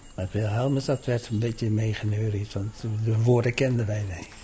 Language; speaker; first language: Dutch; early bilingual, other home language; Indonesian